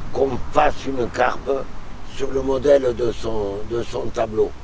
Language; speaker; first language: French; native; French